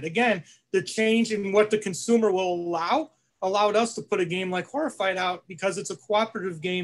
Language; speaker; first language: English; native; English